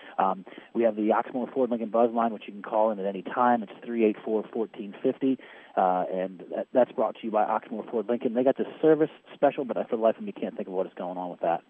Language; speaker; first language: English; native; English